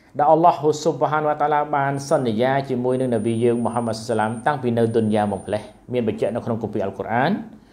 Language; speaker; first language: Khmer; non-native, local second language; Western Cham